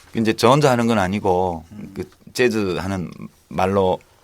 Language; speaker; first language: Korean; native; Korean